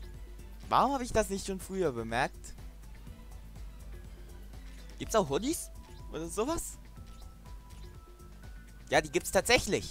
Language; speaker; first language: German; native; German